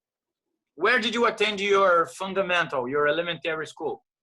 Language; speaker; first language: English; non-native, fluent; Portuguese